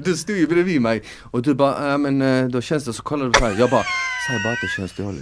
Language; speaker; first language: Swedish; native; Swedish